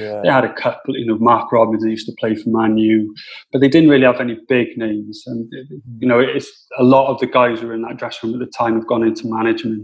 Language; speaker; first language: English; native; English